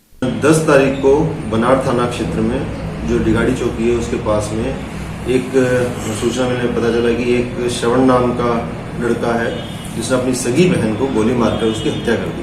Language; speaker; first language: Hindi; native; Hindi